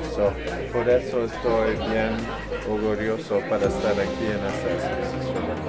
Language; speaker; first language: Spanish; non-native, learner; English